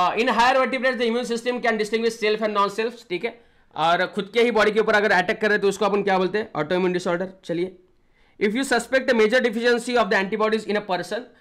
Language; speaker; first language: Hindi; non-native, local second language; Marathi